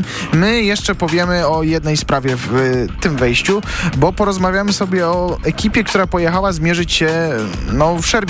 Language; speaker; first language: Polish; native; Polish